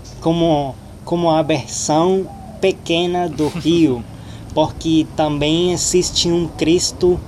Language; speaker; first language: Portuguese; non-native, learner; Spanish